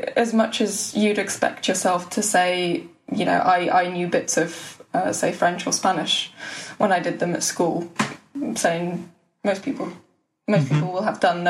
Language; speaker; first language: English; early bilingual, other home language; Polish